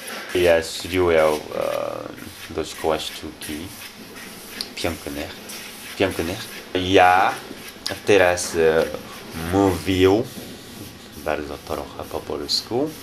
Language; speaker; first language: Polish; non-native, learner; Japanese